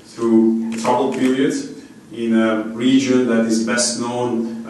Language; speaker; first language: English; non-native, fluent; Macedonian